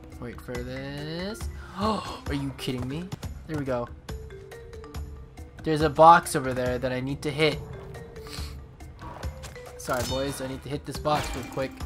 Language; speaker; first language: English; native; English